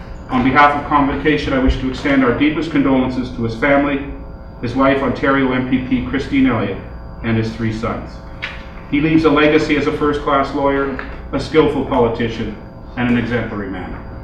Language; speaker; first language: English; native; English